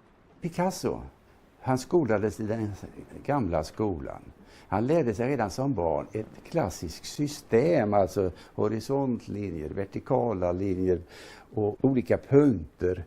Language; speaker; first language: Swedish; native; Swedish